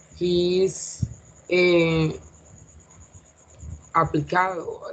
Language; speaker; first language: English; non-native, learner; Spanish